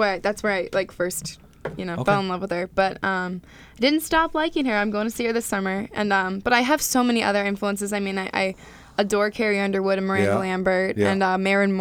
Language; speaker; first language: English; native; English